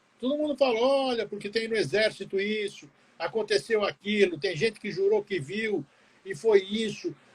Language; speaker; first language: Portuguese; early bilingual, other home language; Greek